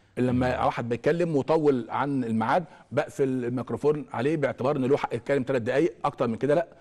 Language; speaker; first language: Arabic; native; Arabic